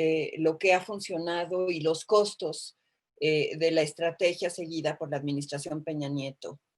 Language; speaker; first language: Spanish; native; Spanish